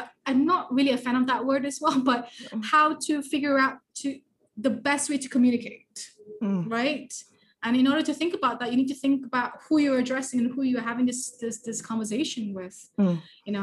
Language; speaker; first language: English; native; English